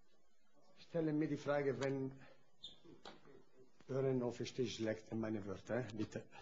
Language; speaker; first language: German; non-native, learner; Italian